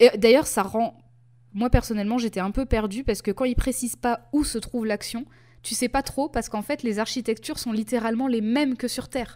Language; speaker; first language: French; native; French